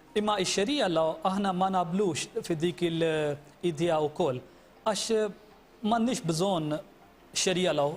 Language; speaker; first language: Maltese; non-native, fluent; Urdu